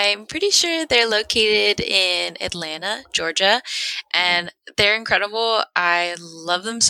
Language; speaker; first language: English; early bilingual, other home language; Spanish